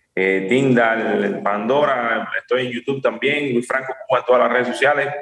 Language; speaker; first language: Spanish; native; Spanish